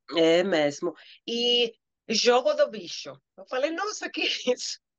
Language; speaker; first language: Portuguese; non-native, learner; Spanish